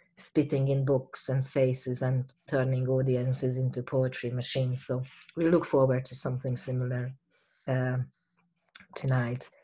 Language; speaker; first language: English; non-native, fluent; Hungarian